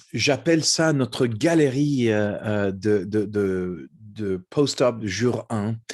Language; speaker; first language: French; non-native, fluent; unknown